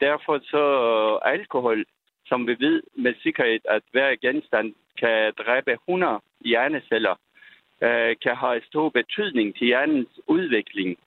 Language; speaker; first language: Danish; non-native, fluent; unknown